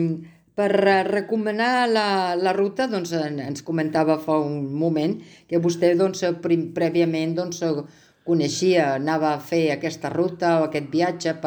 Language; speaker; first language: Catalan; native; Catalan